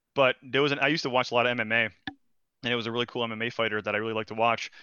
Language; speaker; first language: English; non-native, fluent; Portuguese